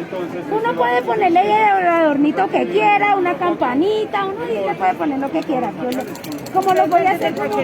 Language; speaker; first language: Spanish; native; Spanish